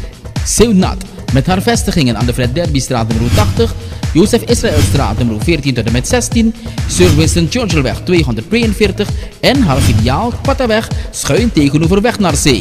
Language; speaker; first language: Dutch; native; Dutch